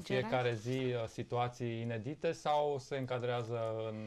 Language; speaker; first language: Romanian; native; Romanian